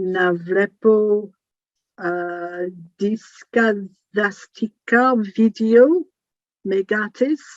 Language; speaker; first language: Greek; non-native, learner; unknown